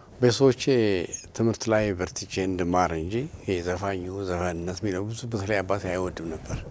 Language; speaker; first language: Amharic; non-native, local second language; Tigrinya